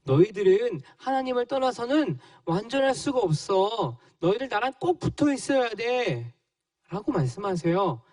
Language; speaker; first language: Korean; native; Korean